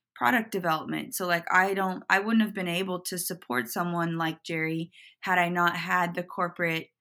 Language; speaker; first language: English; native; English